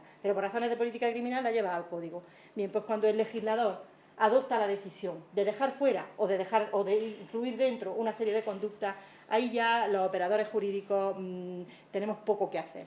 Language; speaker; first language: Spanish; native; Spanish